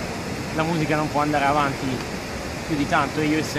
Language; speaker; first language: Italian; native; Italian